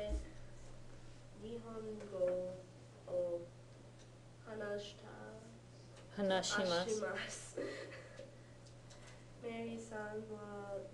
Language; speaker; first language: Japanese; non-native, learner; English